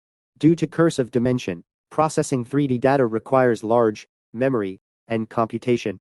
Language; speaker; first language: English; non-native, fluent; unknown